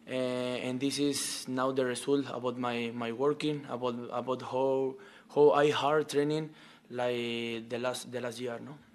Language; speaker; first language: English; non-native, learner; Spanish